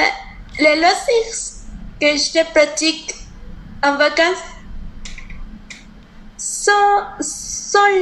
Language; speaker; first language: French; non-native, learner; Spanish